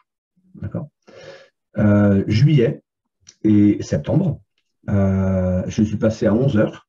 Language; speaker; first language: French; native; French